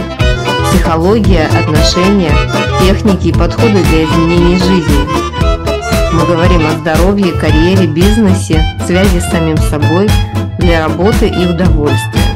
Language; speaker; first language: Russian; native; Russian